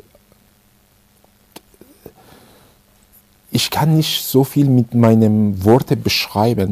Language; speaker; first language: German; non-native, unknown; Persian